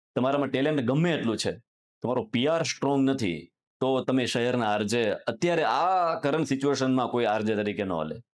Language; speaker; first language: Gujarati; native; Gujarati